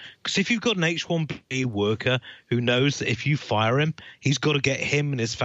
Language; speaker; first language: English; native; English